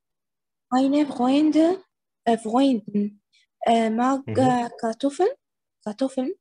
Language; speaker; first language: German; non-native, learner; Arabic